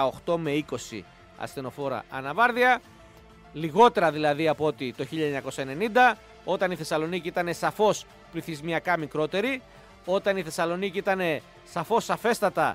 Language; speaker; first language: Greek; native; Greek